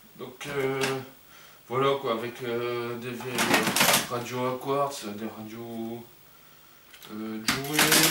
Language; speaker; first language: French; native; French